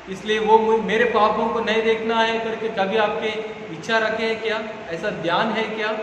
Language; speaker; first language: Hindi; non-native, local second language; Telugu